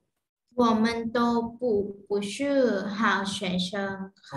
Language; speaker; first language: Chinese; non-native, learner; Thai